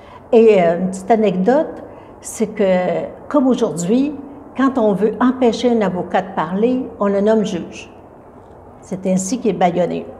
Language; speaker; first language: French; native; French